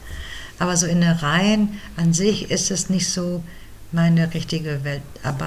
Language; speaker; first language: German; native; German